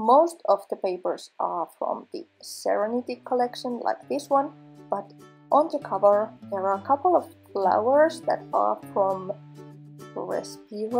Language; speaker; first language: English; non-native, fluent; Finnish